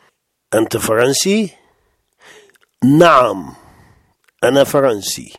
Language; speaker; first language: Arabic; non-native, fluent; French